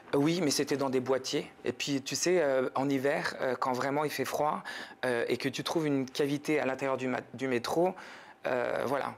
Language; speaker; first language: French; native; French